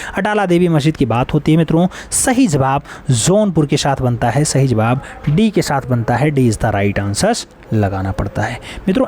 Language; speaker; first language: Hindi; native; Hindi